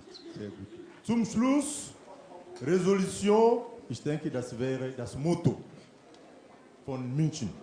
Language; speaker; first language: German; non-native, fluent; French